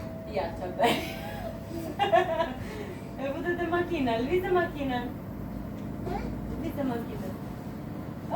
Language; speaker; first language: Italian; non-native, learner; Albanian